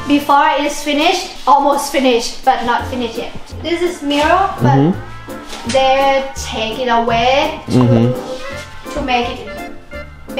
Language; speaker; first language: English; non-native, learner; Thai